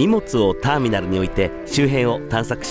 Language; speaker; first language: Japanese; native; Japanese